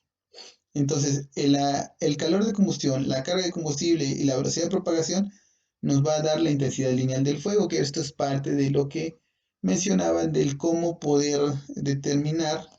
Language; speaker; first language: Spanish; native; Spanish